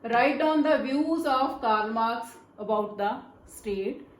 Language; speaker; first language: English; non-native, local second language; Punjabi